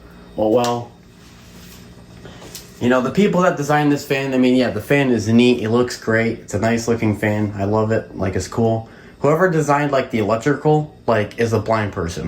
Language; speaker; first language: English; native; English